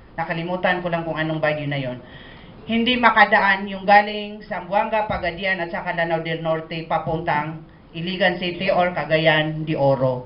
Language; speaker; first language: Filipino; non-native, local second language; Maranao